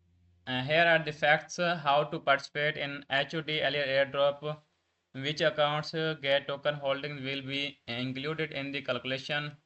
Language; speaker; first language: English; non-native, learner; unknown